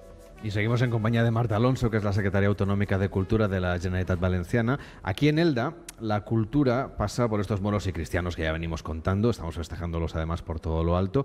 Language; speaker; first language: Spanish; native; Spanish